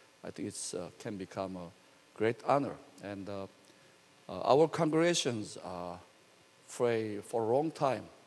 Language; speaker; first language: English; non-native, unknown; Korean